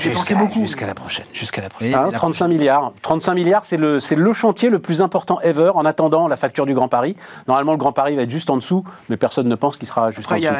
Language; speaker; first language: French; native; French